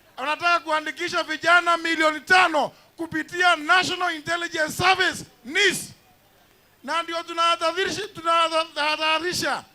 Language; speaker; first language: Swahili; non-native, local second language; Embu